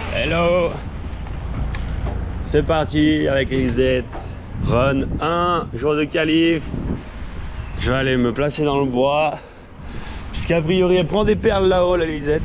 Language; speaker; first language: French; native; French